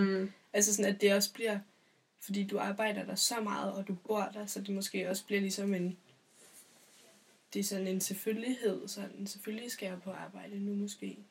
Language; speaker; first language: Danish; native; Danish